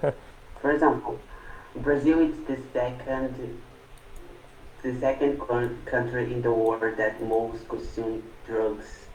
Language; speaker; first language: English; non-native, fluent; Portuguese